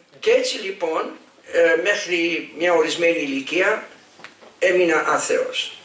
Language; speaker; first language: Greek; early bilingual, heritage; Greek